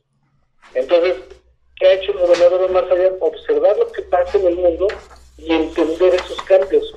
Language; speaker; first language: Spanish; native; Spanish